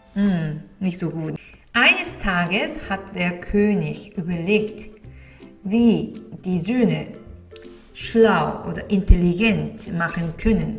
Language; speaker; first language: German; non-native, fluent; Korean